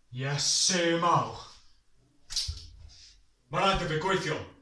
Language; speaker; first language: Welsh; non-native, learner; English